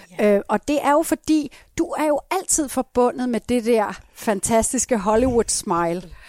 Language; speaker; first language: Danish; native; Danish